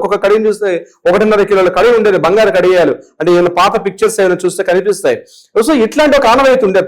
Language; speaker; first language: Telugu; native; Telugu